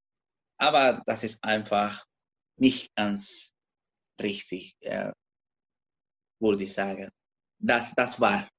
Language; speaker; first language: German; non-native, learner; Spanish